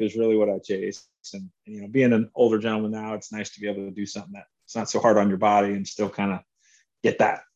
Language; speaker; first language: English; native; English